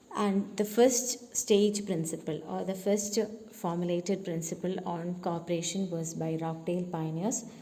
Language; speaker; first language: English; non-native, local second language; Malayalam